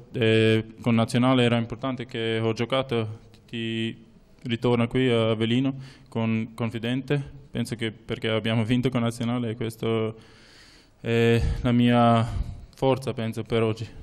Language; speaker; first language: Italian; non-native, learner; Albanian